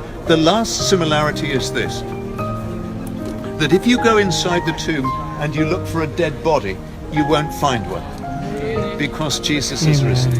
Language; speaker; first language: English; native; English